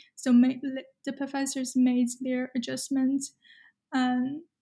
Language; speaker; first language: English; non-native, fluent; Chinese